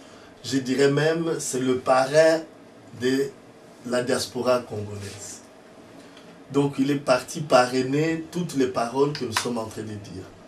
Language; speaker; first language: French; non-native, local second language; Lingala